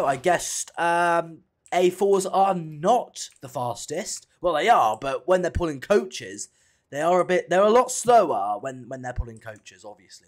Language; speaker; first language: English; native; English